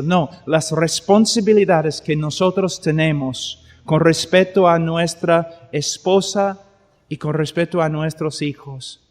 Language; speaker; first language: Spanish; non-native, fluent; English